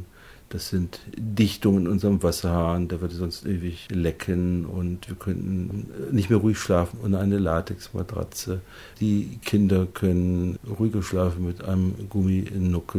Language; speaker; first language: German; native; German